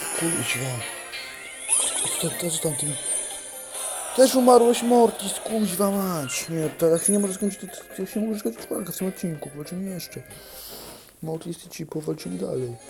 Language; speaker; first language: Polish; native; Polish